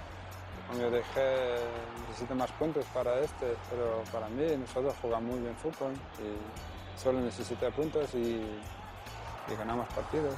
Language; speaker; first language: Spanish; non-native, learner; Danish